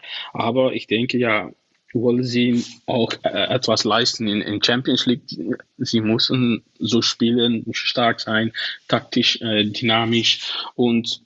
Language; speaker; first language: German; non-native, learner; Dutch